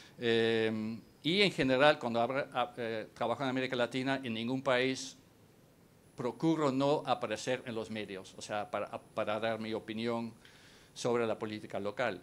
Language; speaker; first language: Spanish; non-native, fluent; Dutch